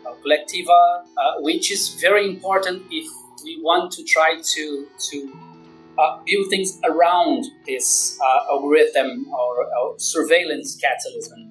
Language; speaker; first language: English; non-native, fluent; Portuguese